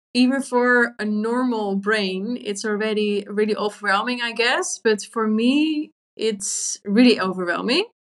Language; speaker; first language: English; non-native, fluent; Dutch